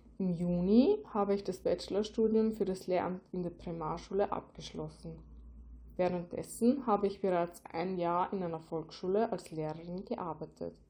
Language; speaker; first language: German; native; German